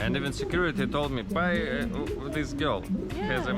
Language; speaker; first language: English; non-native, learner; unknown